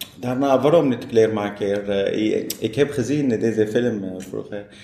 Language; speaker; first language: Dutch; non-native, learner; Arabic